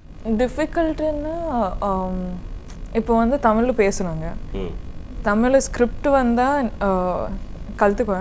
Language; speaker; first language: Tamil; non-native, learner; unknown